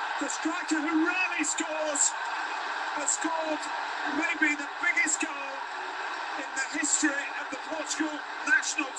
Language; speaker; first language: English; non-native, fluent; Portuguese